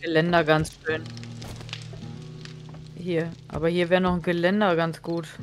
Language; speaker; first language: German; native; German